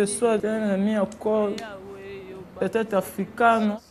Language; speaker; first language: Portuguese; non-native, learner; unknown